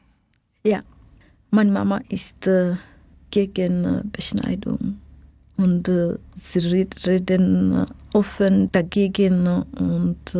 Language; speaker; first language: German; non-native, fluent; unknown